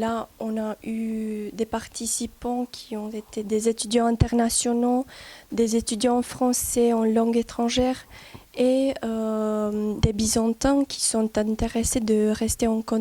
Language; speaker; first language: French; non-native, fluent; Romanian